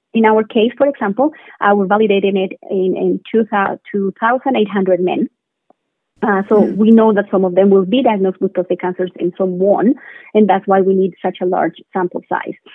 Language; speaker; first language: English; non-native, fluent; Spanish